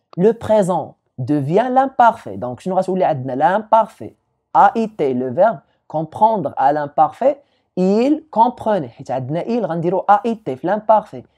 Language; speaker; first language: French; non-native, local second language; Arabic